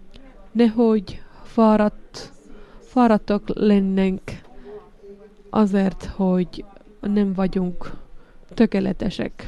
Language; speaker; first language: Hungarian; non-native, learner; Finnish